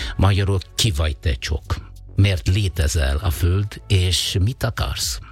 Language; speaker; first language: Hungarian; non-native, learner; Italian